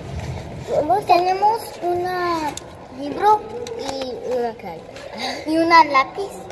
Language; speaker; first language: Spanish; early bilingual, heritage; Spanish